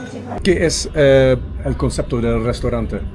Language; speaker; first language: Spanish; non-native, learner; Dutch